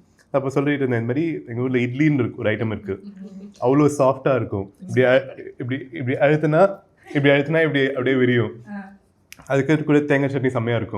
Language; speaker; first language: Tamil; native; Tamil